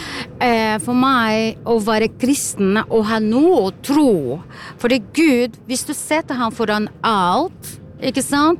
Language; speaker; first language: Norwegian; non-native, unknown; Portuguese